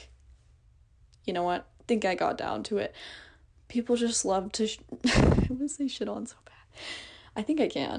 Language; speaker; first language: English; native; English